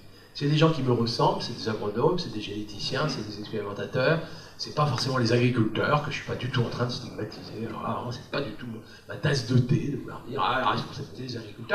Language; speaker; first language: French; native; French